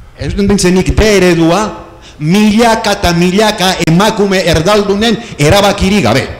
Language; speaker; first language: Basque; non-native, local second language; Spanish